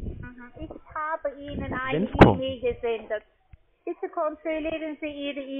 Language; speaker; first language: German; non-native, learner; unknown